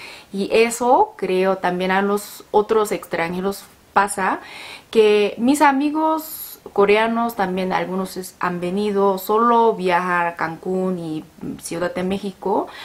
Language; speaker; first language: Spanish; non-native, learner; Korean